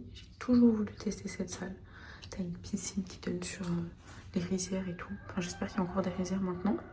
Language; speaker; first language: French; native; French